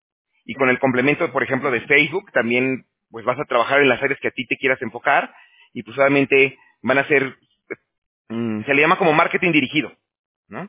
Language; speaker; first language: Spanish; native; Spanish